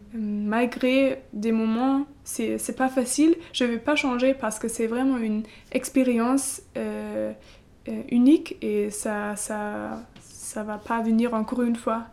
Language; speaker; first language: French; non-native, learner; German